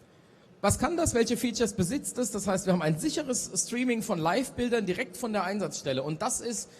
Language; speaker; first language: German; native; German